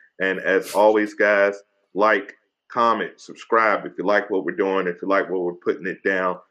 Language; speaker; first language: English; native; English